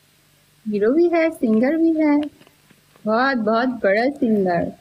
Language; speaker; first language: Hindi; non-native, learner; Bangla